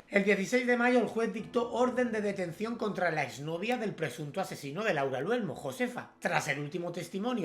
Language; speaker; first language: Spanish; native; Spanish